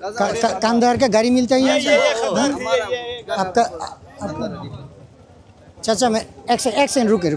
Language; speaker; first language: Hindi; non-native, local second language; Bangla